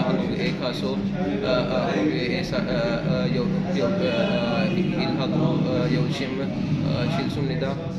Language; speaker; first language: Korean; non-native, learner; Urdu